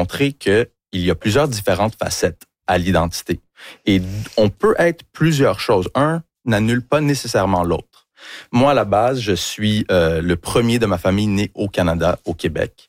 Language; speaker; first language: French; early bilingual, other home language; English